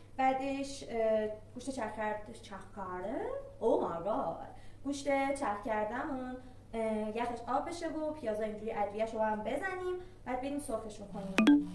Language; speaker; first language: Persian; non-native, local second language; Azerbaijani